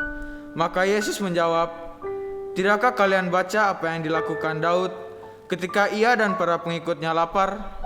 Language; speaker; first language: Indonesian; native; Indonesian